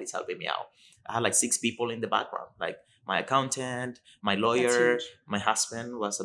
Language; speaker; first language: English; non-native, fluent; Spanish